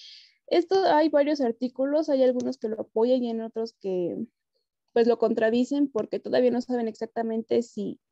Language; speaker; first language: Spanish; native; Spanish